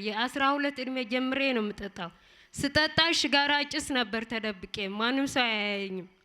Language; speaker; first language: Amharic; non-native, local second language; Tigrinya